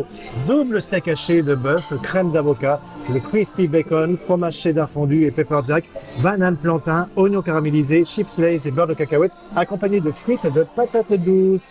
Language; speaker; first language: French; native; French